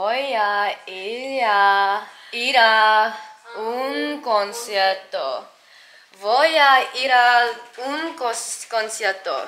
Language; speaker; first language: Spanish; non-native, learner; English